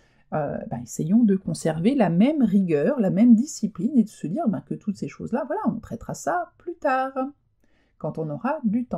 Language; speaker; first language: French; native; French